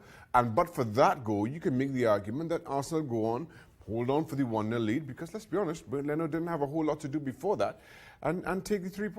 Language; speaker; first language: English; native; English